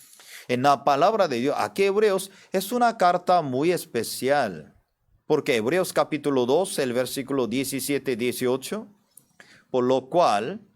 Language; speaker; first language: Spanish; non-native, fluent; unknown